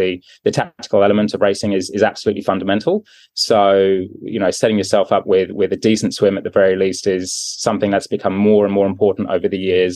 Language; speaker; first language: English; native; English